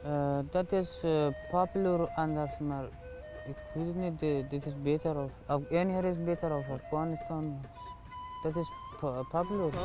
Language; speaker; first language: Dutch; non-native, learner; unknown